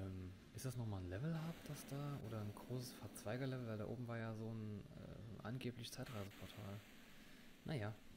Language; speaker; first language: German; native; German